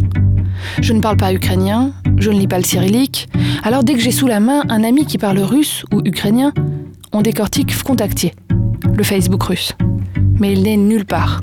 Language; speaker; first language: French; native; French